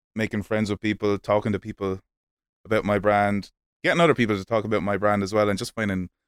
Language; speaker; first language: English; native; English